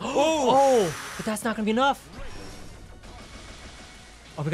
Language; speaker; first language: English; native; English